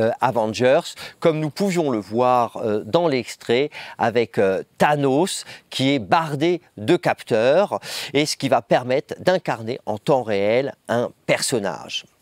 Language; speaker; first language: French; native; French